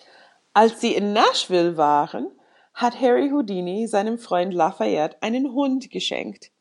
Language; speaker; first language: German; non-native, fluent; English